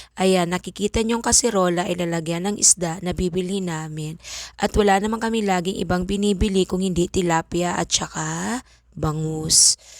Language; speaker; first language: Filipino; non-native, local second language; Bikol